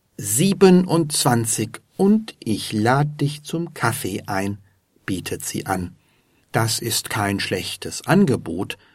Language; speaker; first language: German; native; German